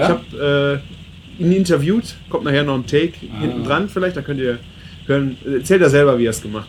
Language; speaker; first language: German; native; German